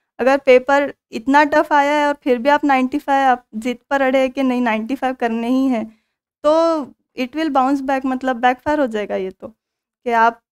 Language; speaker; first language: Hindi; non-native, local second language; Marathi